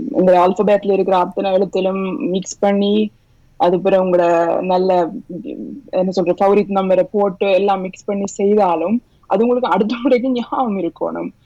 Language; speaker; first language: Tamil; early bilingual, heritage; Tamil